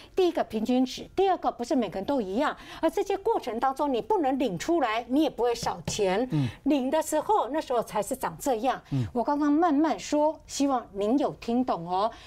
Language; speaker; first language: Chinese; native; Chinese